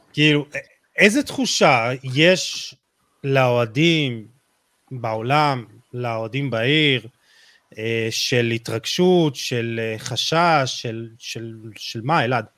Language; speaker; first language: Hebrew; native; Hebrew